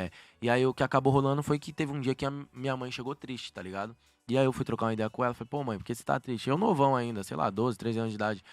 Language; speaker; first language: Portuguese; native; Portuguese